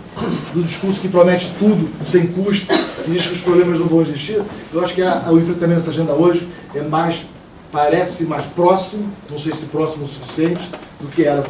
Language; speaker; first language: Portuguese; native; Portuguese